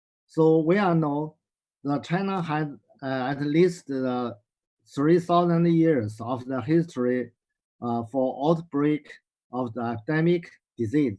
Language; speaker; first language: English; non-native, learner; Chinese